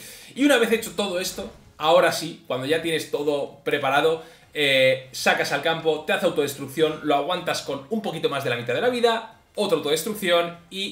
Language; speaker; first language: Spanish; native; Spanish